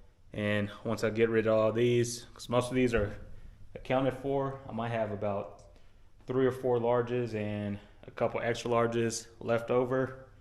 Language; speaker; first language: English; native; English